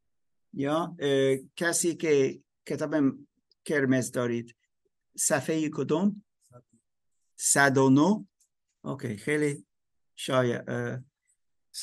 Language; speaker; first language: Persian; non-native, learner; German